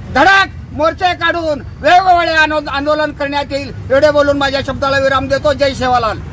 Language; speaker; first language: Marathi; non-native, local second language; Lambadi